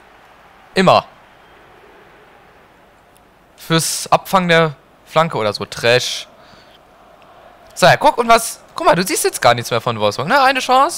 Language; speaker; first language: German; native; German